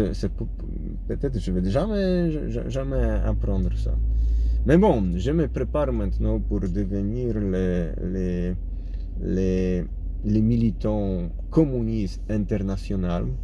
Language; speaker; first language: French; non-native, fluent; Polish